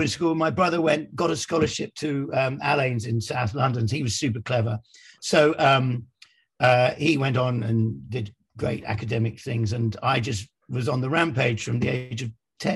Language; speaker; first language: English; native; English